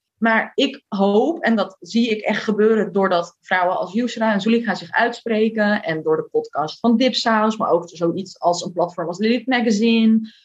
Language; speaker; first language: Dutch; early bilingual, other home language; Turkish